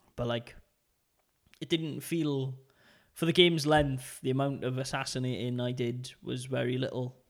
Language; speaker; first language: English; native; English